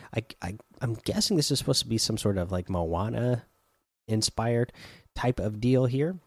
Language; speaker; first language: English; native; English